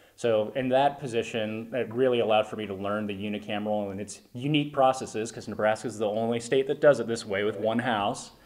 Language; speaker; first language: English; native; English